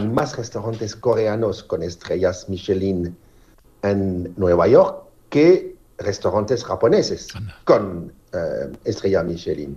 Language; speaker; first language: Spanish; non-native, learner; French